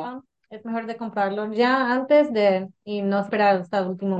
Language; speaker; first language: Spanish; early bilingual, heritage; English